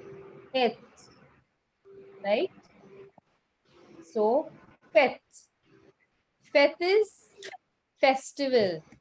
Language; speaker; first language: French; non-native, fluent; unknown